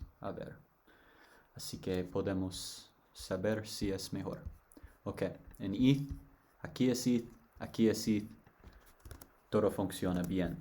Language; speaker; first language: Spanish; non-native, learner; English